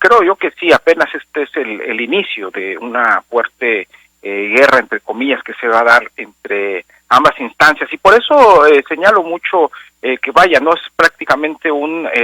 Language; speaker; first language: Spanish; native; Spanish